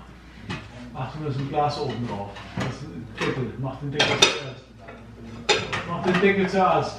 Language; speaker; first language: German; native; German